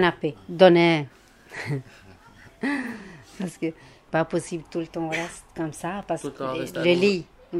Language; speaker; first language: French; non-native, learner; Albanian